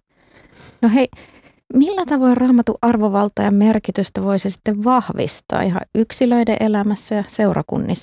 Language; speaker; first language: Finnish; native; Finnish